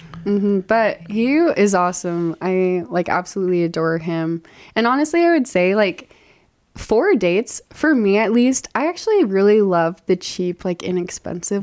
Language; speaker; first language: English; native; English